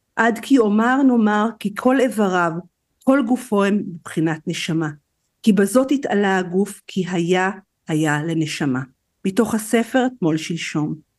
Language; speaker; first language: Hebrew; native; Hebrew